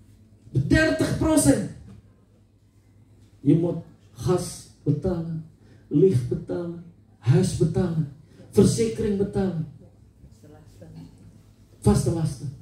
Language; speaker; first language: Dutch; non-native, learner; Indonesian